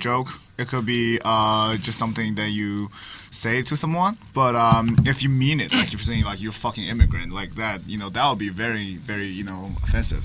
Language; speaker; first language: English; non-native, fluent; Chinese